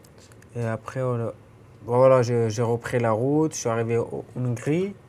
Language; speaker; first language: French; non-native, fluent; Romanian